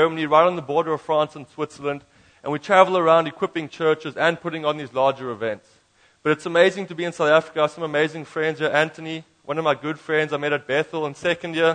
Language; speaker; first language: English; native; English